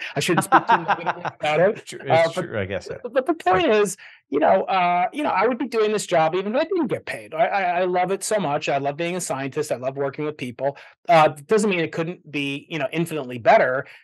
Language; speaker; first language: English; native; English